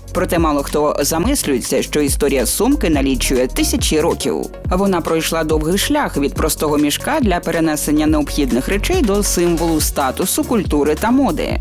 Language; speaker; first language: Ukrainian; native; Ukrainian